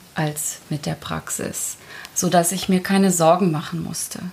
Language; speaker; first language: German; early bilingual, other home language; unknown